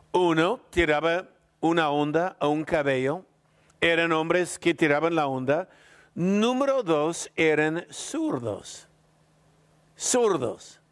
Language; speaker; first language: Spanish; non-native, fluent; English